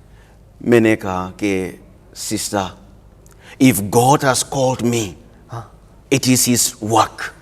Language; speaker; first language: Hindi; non-native, learner; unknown